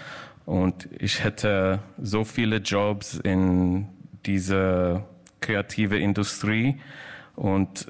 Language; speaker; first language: German; non-native, learner; English